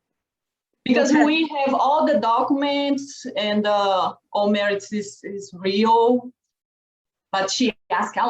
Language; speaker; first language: English; non-native, learner; Portuguese